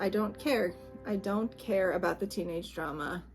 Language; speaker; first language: English; native; English